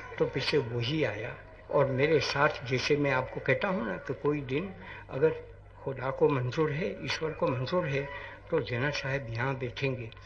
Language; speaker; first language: Hindi; non-native, local second language; Gujarati